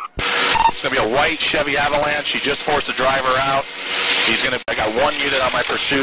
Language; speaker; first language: English; native; English